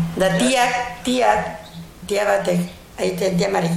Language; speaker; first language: Basque; native; Basque